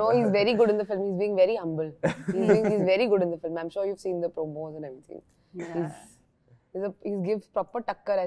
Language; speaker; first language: Telugu; non-native, learner; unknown